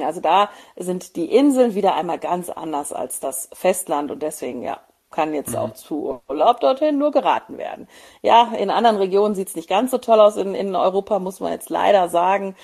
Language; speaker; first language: German; native; German